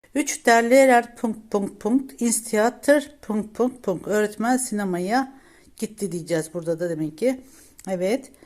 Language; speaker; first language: Turkish; native; Turkish